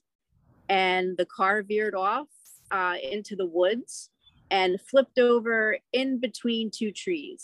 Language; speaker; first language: English; native; English